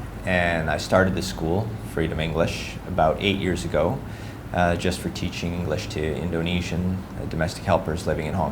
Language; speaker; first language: English; non-native, fluent; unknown